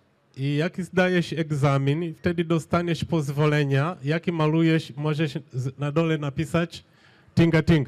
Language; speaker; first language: Polish; non-native, fluent; Swahili